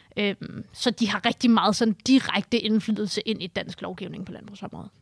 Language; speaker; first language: Danish; native; Danish